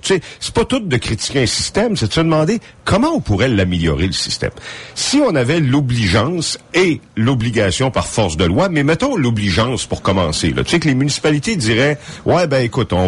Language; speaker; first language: French; native; French